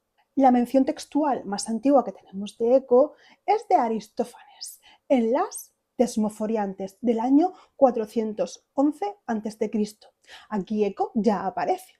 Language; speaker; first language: Spanish; native; Spanish